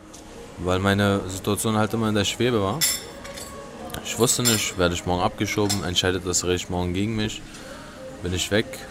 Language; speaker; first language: German; early bilingual, other home language; Albanian